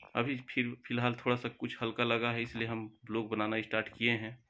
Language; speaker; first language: Hindi; native; Hindi